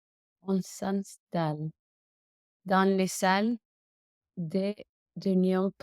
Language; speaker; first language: French; non-native, learner; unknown